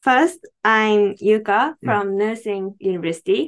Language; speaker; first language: English; non-native, learner; Japanese